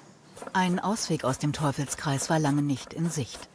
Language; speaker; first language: German; native; German